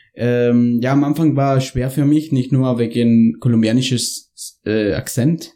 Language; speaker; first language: German; non-native, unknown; Spanish